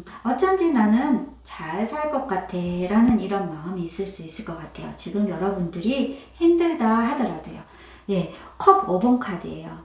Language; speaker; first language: Korean; native; Korean